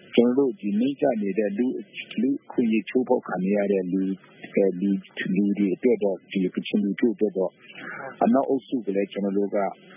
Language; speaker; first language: Burmese; non-native, local second language; Kachin